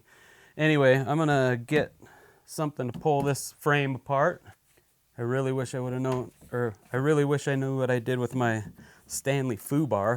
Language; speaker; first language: English; native; English